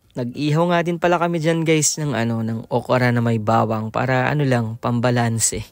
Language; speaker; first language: Filipino; non-native, local second language; Iloko